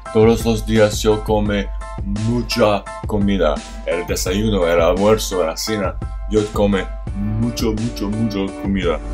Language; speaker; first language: Spanish; non-native, learner; English